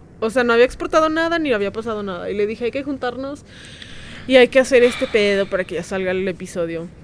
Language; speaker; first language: Spanish; native; Spanish